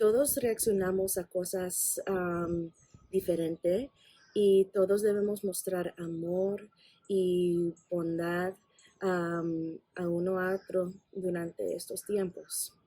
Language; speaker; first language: Spanish; non-native, fluent; English